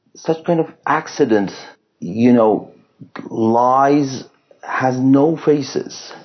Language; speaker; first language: English; non-native, fluent; Persian